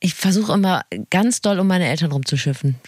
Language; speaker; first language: German; native; German